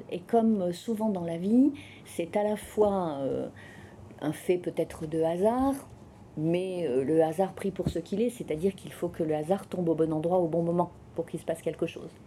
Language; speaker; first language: French; native; French